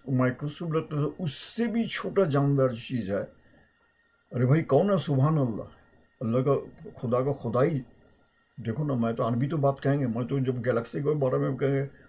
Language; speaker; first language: Hindi; native; Hindi